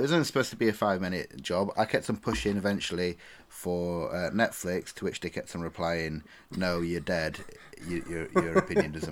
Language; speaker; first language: English; native; English